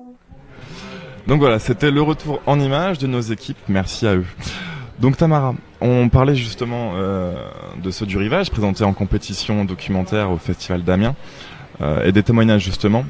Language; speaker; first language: French; native; French